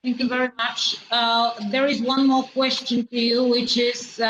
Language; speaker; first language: English; non-native, fluent; Bulgarian